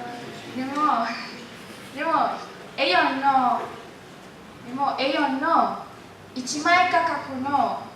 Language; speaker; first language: Japanese; non-native, learner; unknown